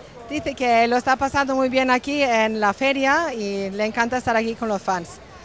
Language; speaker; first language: Spanish; native; Spanish